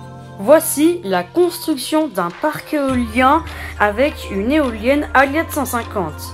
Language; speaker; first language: French; native; French